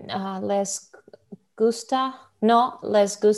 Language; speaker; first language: Spanish; non-native, learner; Russian